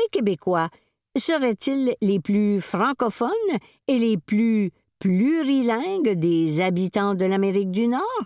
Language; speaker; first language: French; native; French